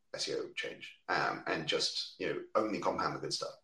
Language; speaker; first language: English; native; English